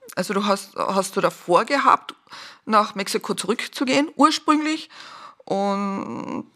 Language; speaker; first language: German; native; German